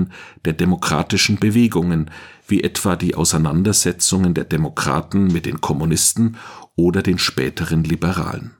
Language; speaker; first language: German; native; German